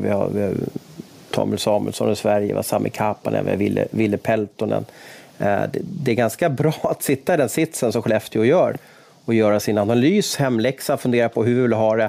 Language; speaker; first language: Swedish; native; Swedish